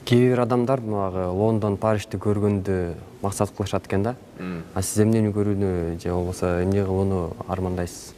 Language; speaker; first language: Kyrgyz; native; Kyrgyz